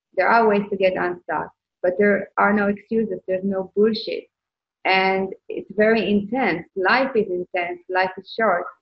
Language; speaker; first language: English; non-native, fluent; Hebrew